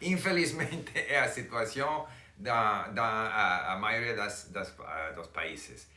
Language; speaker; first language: Portuguese; non-native, fluent; English